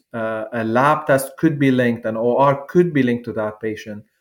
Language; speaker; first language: English; non-native, fluent; Arabic